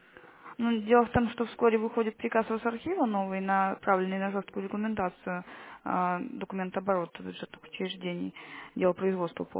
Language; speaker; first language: Russian; native; Russian